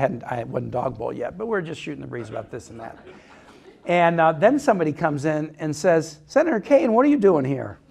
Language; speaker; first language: English; native; English